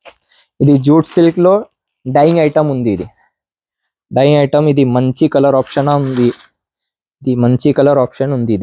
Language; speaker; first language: Telugu; non-native, local second language; Urdu